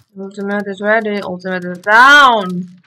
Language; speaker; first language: English; non-native, learner; Indonesian